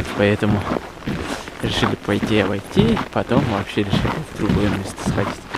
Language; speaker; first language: Russian; non-native, local second language; Yakut